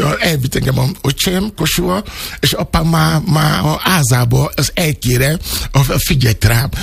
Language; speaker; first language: Hungarian; non-native, learner; Yoruba